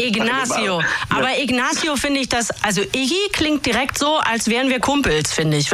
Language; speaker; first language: German; native; German